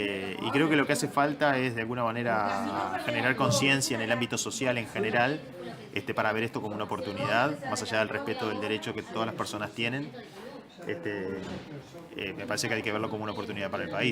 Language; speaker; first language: Spanish; native; Spanish